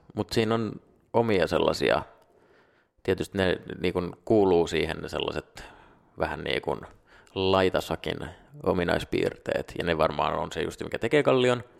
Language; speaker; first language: Finnish; non-native, local second language; Swedish